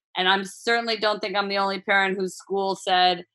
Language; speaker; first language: English; native; English